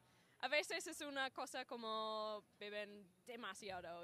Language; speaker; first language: Spanish; non-native, learner; English